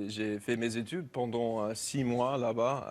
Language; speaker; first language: French; non-native, learner; English